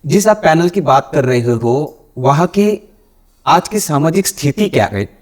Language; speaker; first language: Hindi; non-native, local second language; Marathi